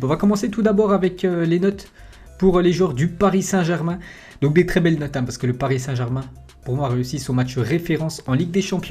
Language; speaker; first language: French; native; French